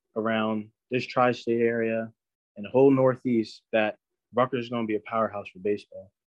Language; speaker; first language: English; native; English